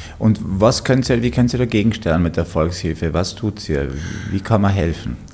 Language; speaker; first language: German; native; German